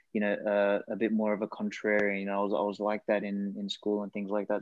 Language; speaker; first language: English; non-native, local second language; Macedonian